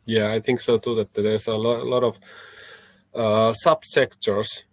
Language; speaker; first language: English; non-native, fluent; Finnish